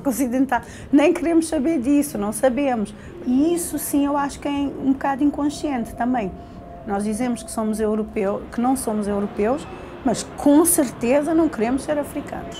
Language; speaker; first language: Portuguese; non-native, local second language; Kabuverdianu